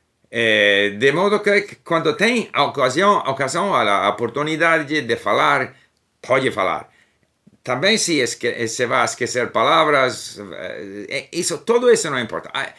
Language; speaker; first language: Portuguese; non-native, learner; English